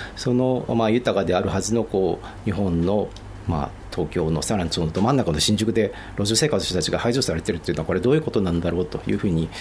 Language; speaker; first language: Japanese; native; Japanese